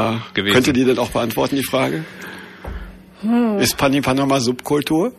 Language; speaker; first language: German; native; German